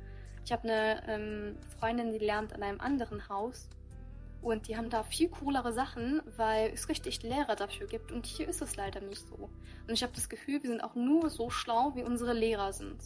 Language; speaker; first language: German; early bilingual, other home language; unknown